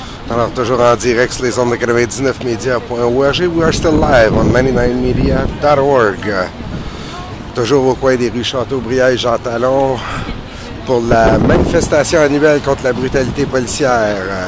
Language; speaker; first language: French; native; French